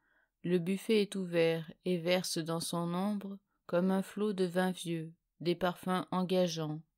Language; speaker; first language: French; native; French